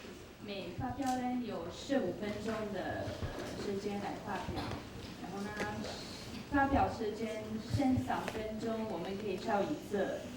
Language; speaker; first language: Chinese; non-native, fluent; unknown